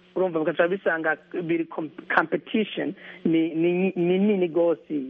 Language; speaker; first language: Rundi; early bilingual, heritage; Rundi